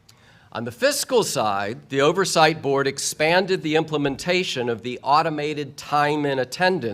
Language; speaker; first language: English; native; English